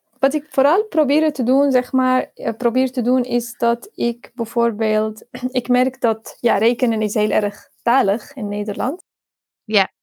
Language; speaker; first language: Dutch; non-native, fluent; Arabic